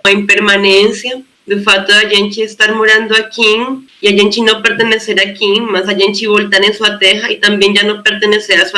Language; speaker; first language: Portuguese; non-native, fluent; Spanish